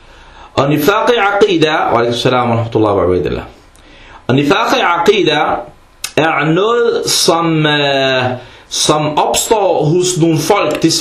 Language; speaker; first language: Danish; early bilingual, other home language; Arabic